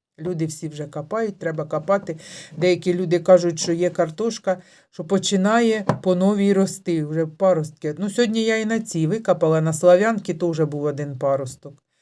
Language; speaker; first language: Ukrainian; native; Ukrainian